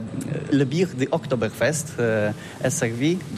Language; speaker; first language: French; non-native, learner; Polish